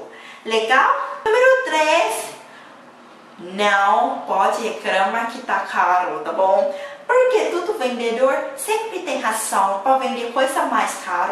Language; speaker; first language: Portuguese; non-native, learner; Thai